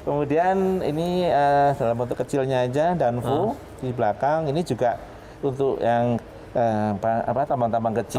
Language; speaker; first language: Indonesian; native; Indonesian